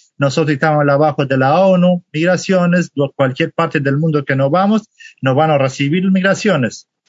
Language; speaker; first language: Spanish; non-native, fluent; Kurdish